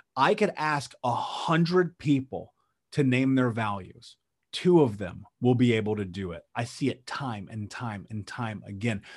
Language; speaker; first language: English; native; English